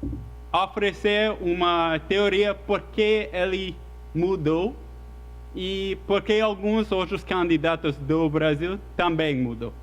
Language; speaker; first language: Portuguese; non-native, fluent; English